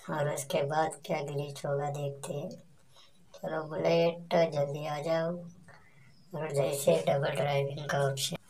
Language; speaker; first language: Hindi; non-native, local second language; Marathi